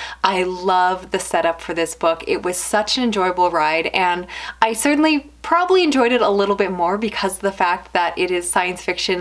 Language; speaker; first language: English; native; English